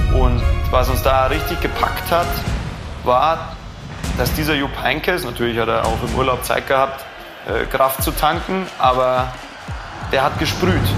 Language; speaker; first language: German; native; German